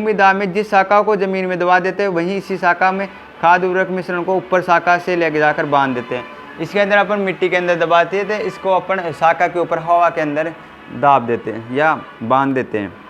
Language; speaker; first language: Hindi; native; Hindi